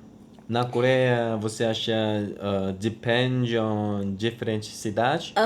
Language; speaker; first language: Portuguese; non-native, learner; Korean